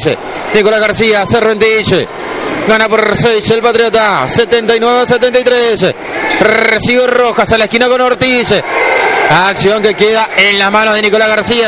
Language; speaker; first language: Spanish; native; Spanish